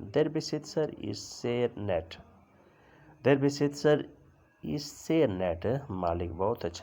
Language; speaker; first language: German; non-native, learner; Urdu